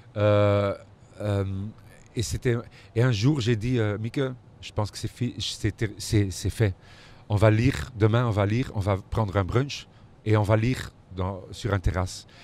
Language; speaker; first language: French; non-native, local second language; Dutch